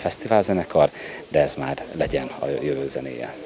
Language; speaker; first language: Hungarian; native; Hungarian